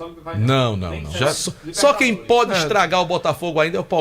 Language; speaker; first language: Portuguese; native; Portuguese